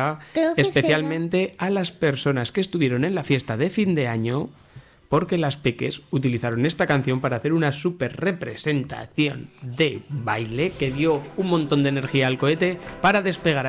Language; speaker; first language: Spanish; native; Spanish